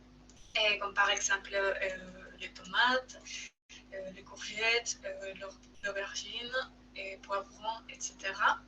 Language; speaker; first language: French; non-native, learner; Spanish